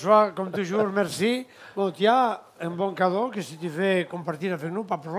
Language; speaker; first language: French; non-native, learner; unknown